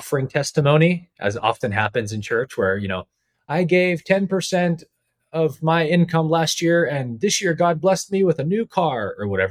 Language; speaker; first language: English; native; English